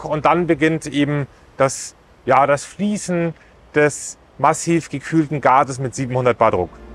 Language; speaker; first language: German; native; German